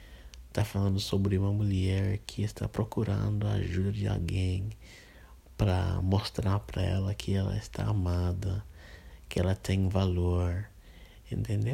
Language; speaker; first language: Portuguese; non-native, fluent; English